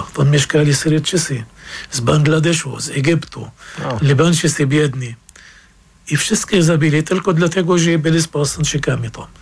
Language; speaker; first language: Polish; non-native, fluent; Arabic